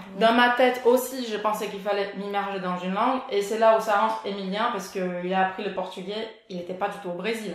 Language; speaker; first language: French; non-native, fluent; Portuguese